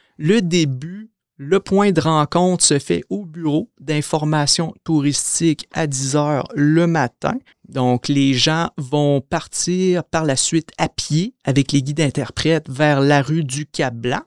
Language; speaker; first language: French; native; French